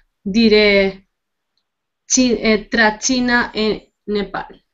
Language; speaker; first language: Italian; non-native, learner; Spanish